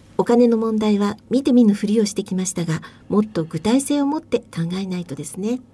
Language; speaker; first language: Japanese; native; Japanese